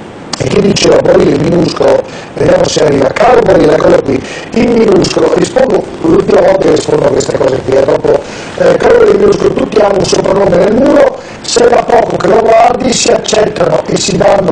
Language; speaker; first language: Italian; native; Italian